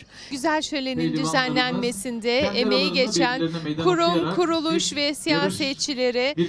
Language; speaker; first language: Turkish; native; Turkish